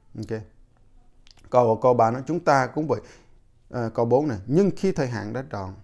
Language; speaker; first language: Vietnamese; non-native, local second language; Jarai